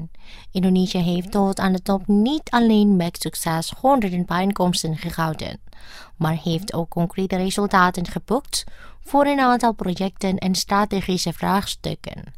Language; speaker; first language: Dutch; non-native, fluent; Indonesian